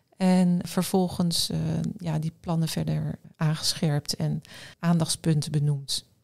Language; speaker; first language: Dutch; native; Dutch